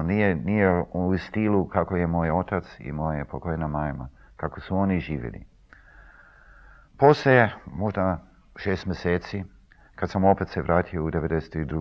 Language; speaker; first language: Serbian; early bilingual, heritage; Serbian